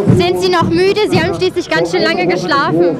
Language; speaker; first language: German; native; German